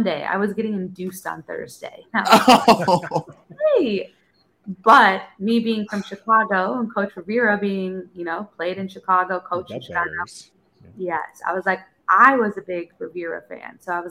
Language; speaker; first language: English; native; English